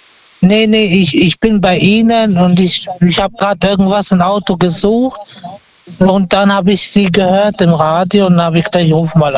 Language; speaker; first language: German; non-native, fluent; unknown